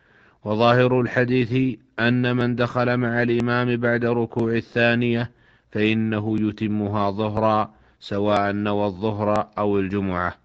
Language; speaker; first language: Arabic; native; Arabic